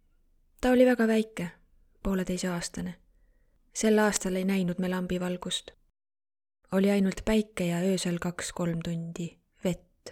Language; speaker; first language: Estonian; non-native, learner; Arabic